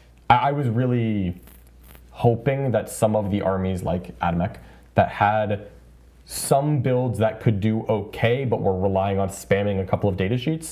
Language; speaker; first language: English; native; English